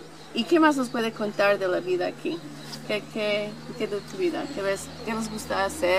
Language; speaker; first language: Spanish; non-native, fluent; English